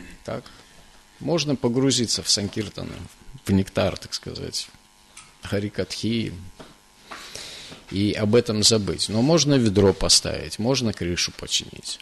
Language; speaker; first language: Russian; native; Russian